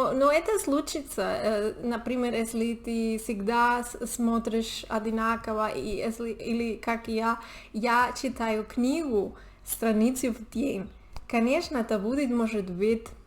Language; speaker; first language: Russian; non-native, learner; Spanish